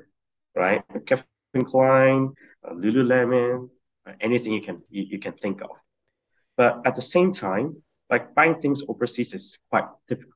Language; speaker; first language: English; non-native, local second language; Cantonese